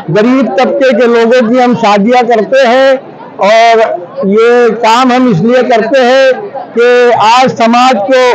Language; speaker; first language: Urdu; native; Urdu